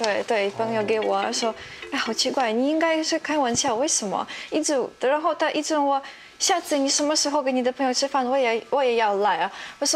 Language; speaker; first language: Chinese; non-native, fluent; Russian